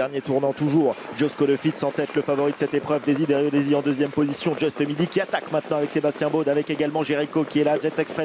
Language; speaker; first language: French; native; French